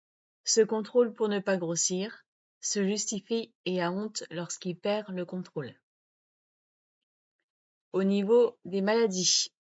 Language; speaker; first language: French; native; French